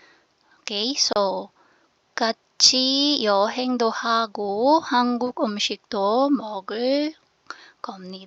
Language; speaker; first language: Korean; non-native, fluent; Filipino